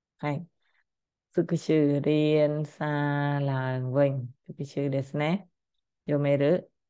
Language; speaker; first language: Japanese; non-native, fluent; Khmer